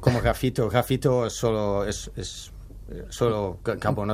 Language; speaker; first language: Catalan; non-native, learner; Dutch